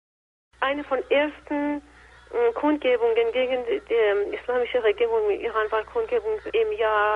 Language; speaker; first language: German; non-native, fluent; Persian